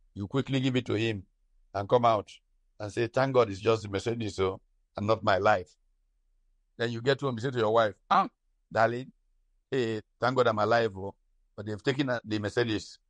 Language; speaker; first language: English; non-native, local second language; Hausa